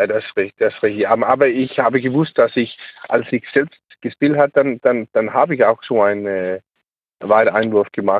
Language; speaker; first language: German; non-native, learner; Danish